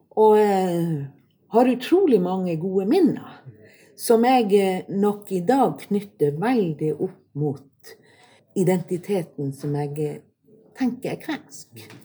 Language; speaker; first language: Norwegian; native; Norwegian